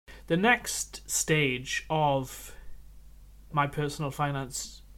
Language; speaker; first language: English; native; English